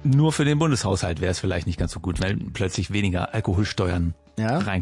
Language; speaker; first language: German; native; German